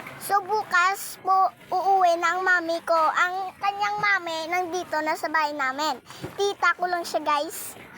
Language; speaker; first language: Filipino; native; Filipino